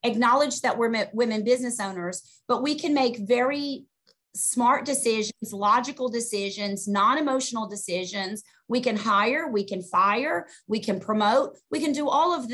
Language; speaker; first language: English; native; English